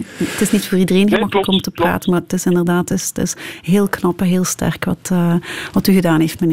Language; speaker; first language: Dutch; native; Dutch